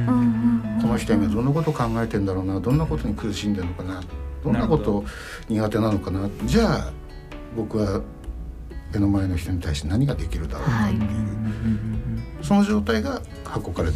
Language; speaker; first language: Japanese; native; Japanese